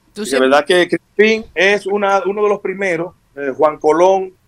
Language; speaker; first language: Spanish; native; Spanish